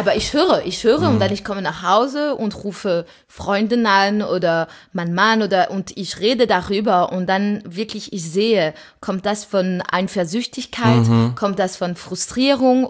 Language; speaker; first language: German; non-native, fluent; French